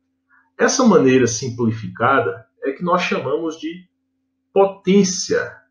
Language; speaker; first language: Portuguese; native; Portuguese